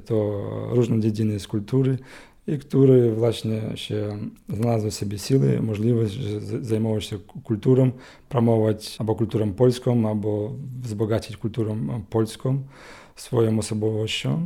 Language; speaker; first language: Polish; non-native, learner; Ukrainian